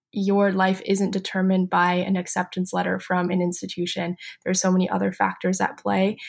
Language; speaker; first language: English; non-native, fluent; Chinese